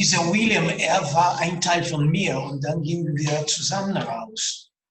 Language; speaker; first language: German; non-native, fluent; Russian